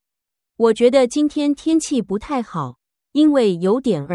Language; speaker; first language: Chinese; non-native, learner; Vietnamese